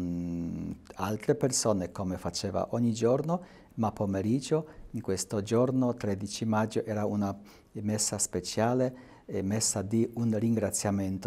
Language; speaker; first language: Italian; non-native, fluent; Polish